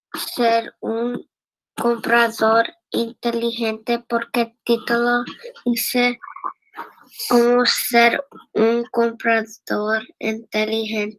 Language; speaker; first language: Spanish; early bilingual, heritage; Spanish